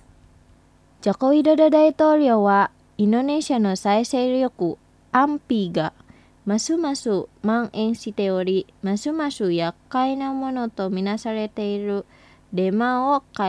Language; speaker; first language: Japanese; non-native, fluent; Indonesian